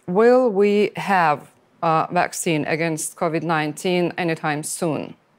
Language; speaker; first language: English; non-native, fluent; Lithuanian